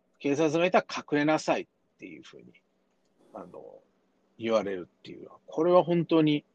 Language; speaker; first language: Japanese; early bilingual, heritage; Japanese